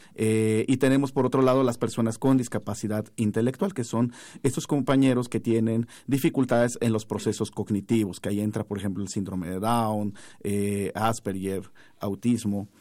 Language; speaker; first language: Spanish; non-native, local second language; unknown